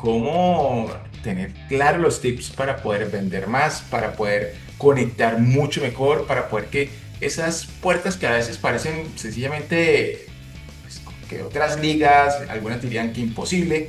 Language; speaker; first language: Spanish; native; Spanish